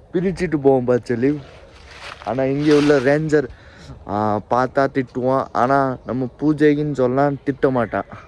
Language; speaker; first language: Tamil; non-native, learner; Nepali